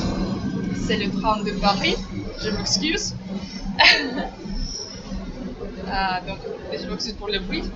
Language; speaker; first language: French; non-native, fluent; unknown